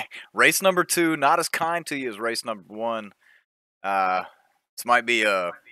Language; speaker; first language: English; native; English